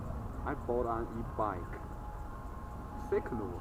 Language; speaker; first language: English; non-native, learner; Chinese